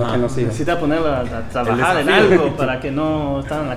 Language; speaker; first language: Spanish; non-native, fluent; Hebrew